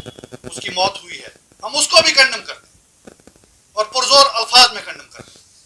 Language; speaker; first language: Hindi; non-native, local second language; Kashmiri